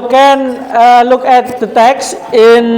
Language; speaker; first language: English; non-native, learner; Indonesian